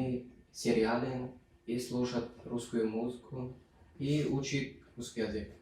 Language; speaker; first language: Russian; non-native, learner; Turkmen